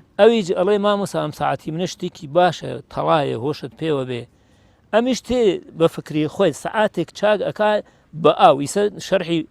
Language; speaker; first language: Central Kurdish; non-native, local second language; Gurani